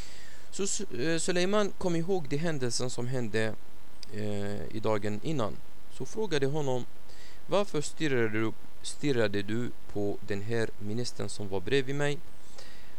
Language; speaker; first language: Swedish; non-native, fluent; Arabic